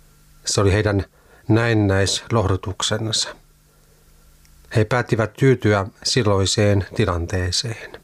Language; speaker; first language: Finnish; native; Finnish